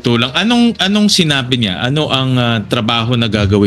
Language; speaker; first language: Filipino; native; Filipino